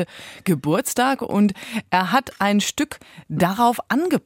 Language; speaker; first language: German; native; German